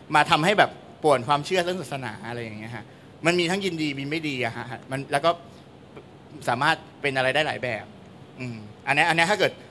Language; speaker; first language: Thai; native; Thai